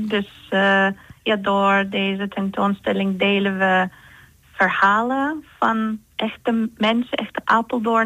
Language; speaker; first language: Dutch; non-native, learner; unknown